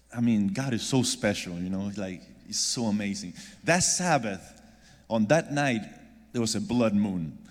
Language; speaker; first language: English; non-native, fluent; Spanish